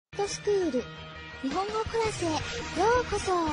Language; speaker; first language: Japanese; non-native, fluent; Chinese